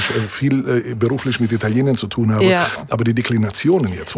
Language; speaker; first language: German; early bilingual, other home language; Italian